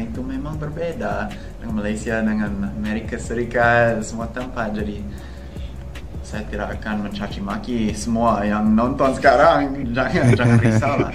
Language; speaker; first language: Indonesian; non-native, fluent; English